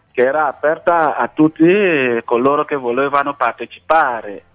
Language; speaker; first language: Italian; non-native, fluent; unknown